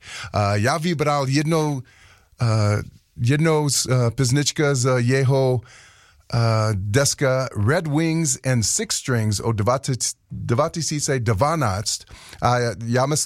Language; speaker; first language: Czech; non-native, learner; English